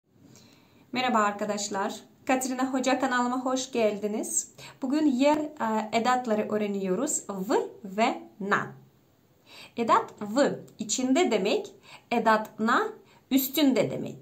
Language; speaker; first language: Turkish; non-native, fluent; Russian